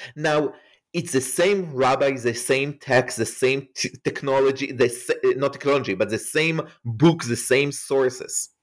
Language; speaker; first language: English; non-native, fluent; Hebrew